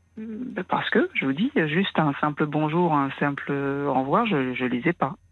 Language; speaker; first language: French; native; French